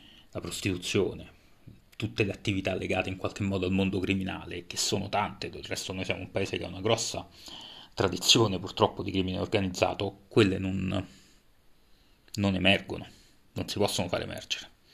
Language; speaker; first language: Italian; native; Italian